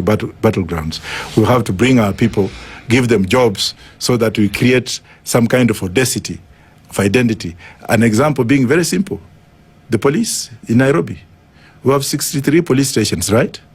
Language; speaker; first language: English; non-native, local second language; Luyia